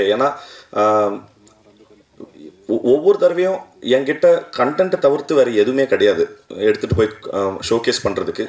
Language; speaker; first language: Tamil; native; Tamil